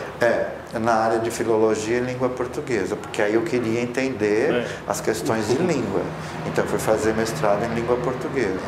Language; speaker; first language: Portuguese; native; Portuguese